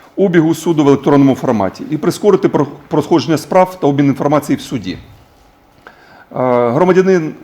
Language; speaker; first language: Ukrainian; non-native, local second language; Russian